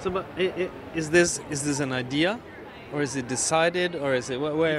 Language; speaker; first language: English; non-native, fluent; Norwegian